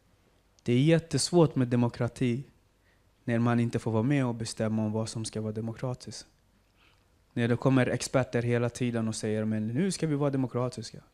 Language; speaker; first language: Swedish; non-native, fluent; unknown